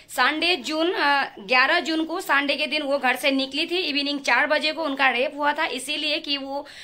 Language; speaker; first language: Hindi; non-native, local second language; Nepali